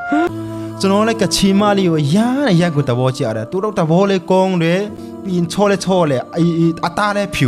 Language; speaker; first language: Burmese; non-native, local second language; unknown